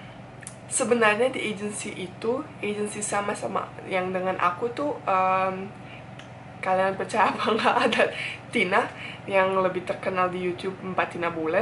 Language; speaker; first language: Indonesian; non-native, fluent; Bosnian